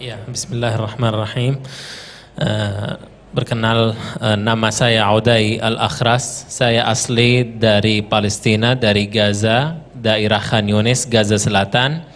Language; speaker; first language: Indonesian; non-native, fluent; Arabic